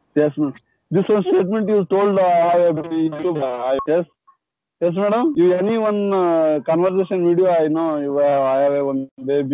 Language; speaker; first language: English; non-native, learner; Kannada